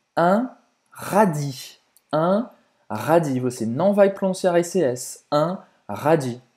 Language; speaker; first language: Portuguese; non-native, fluent; French